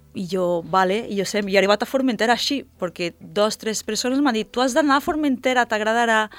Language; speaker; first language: Catalan; non-native, fluent; Italian